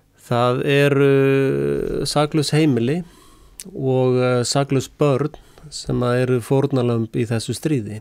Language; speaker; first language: Icelandic; native; Icelandic